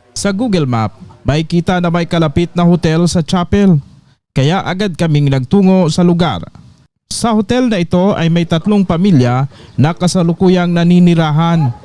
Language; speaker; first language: Filipino; native; Filipino